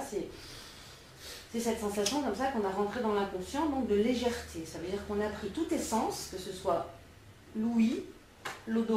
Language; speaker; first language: French; native; French